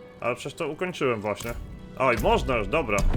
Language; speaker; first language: Polish; native; Polish